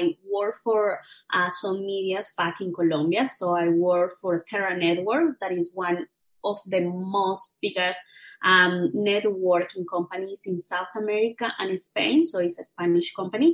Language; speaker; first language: English; non-native, fluent; Spanish